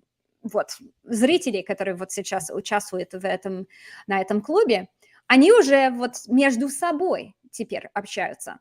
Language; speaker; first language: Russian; non-native, fluent; English